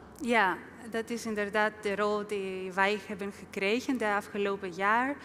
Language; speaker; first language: Dutch; non-native, fluent; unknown